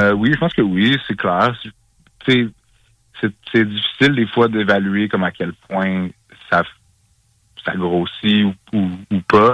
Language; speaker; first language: French; native; French